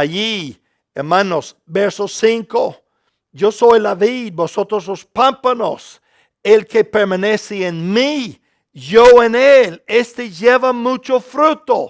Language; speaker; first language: Spanish; non-native, fluent; English